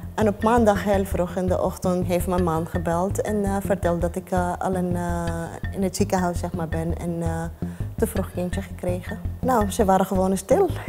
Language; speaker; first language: Dutch; non-native, fluent; Arabic